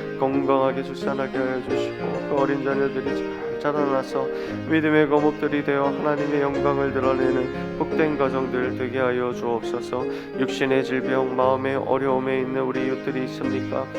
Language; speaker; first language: Korean; native; Korean